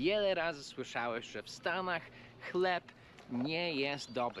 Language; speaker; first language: Polish; non-native, fluent; English